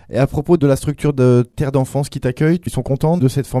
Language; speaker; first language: French; native; French